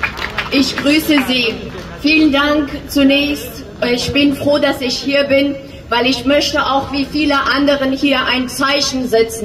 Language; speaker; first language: German; non-native, fluent; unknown